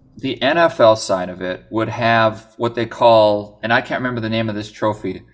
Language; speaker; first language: English; native; English